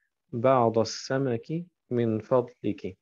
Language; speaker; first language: Arabic; non-native, fluent; German